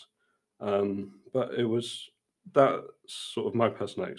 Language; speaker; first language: English; native; English